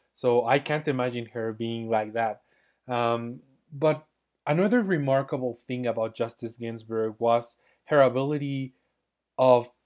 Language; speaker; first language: English; non-native, fluent; Spanish